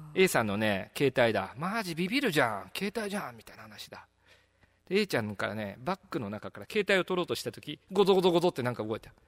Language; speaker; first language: Japanese; native; Japanese